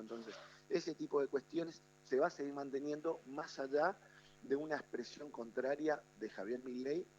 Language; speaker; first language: Spanish; native; Spanish